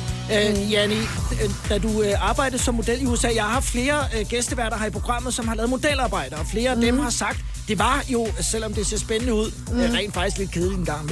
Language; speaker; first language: Danish; native; Danish